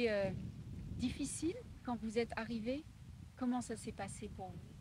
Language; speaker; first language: French; native; French